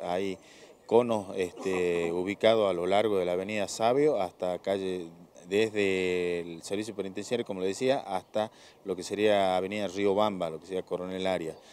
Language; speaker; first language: Spanish; native; Spanish